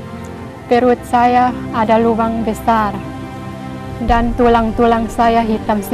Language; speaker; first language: Indonesian; non-native, local second language; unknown